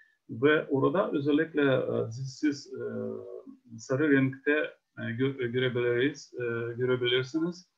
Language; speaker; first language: Turkish; non-native, fluent; Ukrainian